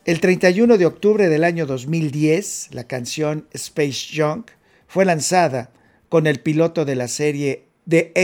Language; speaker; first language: Spanish; native; Spanish